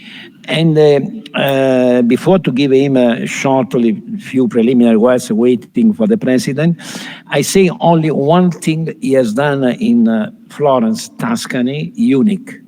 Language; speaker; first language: English; non-native, fluent; Italian